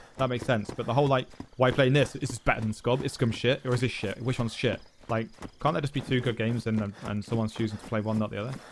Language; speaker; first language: English; native; English